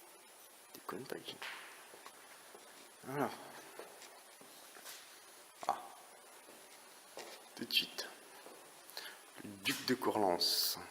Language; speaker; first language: French; native; French